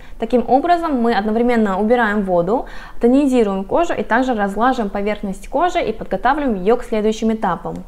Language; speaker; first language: Russian; non-native, fluent; Korean